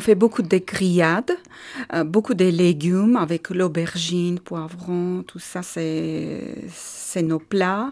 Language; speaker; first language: French; non-native, learner; Armenian